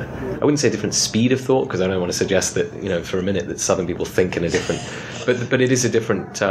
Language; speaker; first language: English; native; English